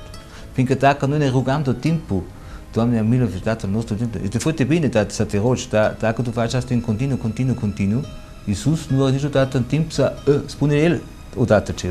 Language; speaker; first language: Romanian; non-native, fluent; German